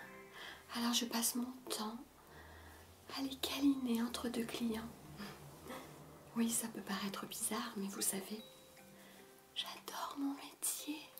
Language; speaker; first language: French; native; French